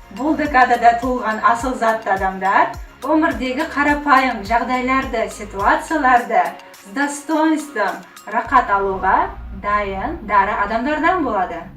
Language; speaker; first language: Kazakh; non-native, local second language; Russian